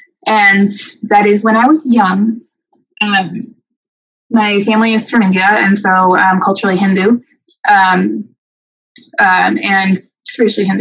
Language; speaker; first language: English; native; English